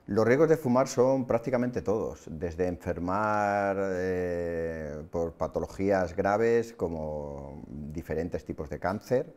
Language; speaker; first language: Spanish; native; Spanish